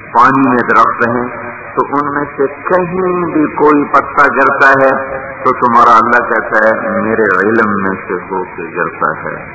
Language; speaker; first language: Urdu; non-native, local second language; Punjabi